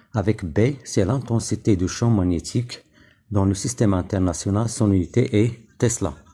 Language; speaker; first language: French; non-native, local second language; Arabic